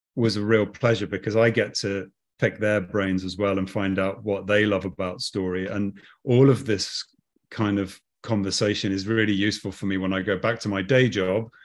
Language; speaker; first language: English; native; English